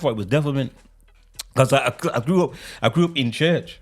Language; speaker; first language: English; native; English